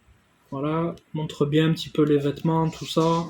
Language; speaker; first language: French; native; French